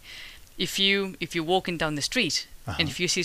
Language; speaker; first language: English; non-native, fluent; Spanish